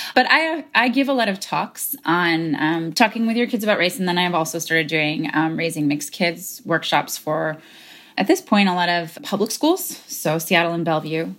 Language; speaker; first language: English; native; English